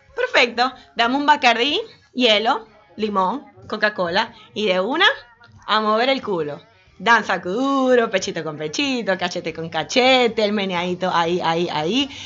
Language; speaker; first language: Spanish; native; Spanish